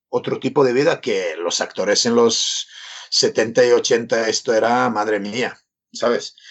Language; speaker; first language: Spanish; non-native, fluent; Serbian